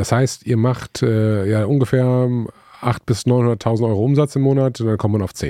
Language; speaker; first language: German; native; German